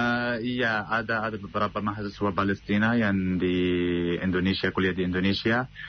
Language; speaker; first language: Indonesian; non-native, fluent; Arabic